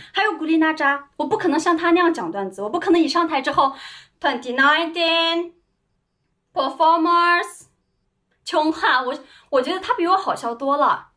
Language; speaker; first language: Chinese; non-native, local second language; Uyghur